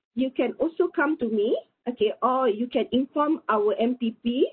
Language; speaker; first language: English; non-native, local second language; Malay